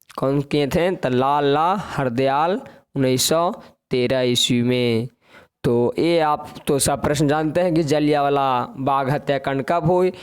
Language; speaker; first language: Hindi; native; Hindi